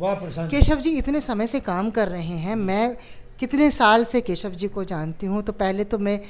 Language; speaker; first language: Hindi; native; Hindi